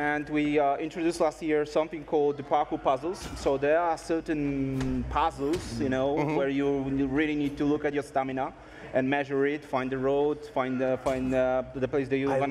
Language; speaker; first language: English; non-native, fluent; Polish